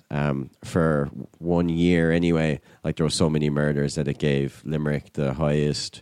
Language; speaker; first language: English; native; English